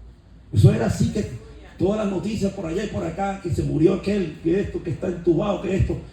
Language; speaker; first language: Spanish; native; Spanish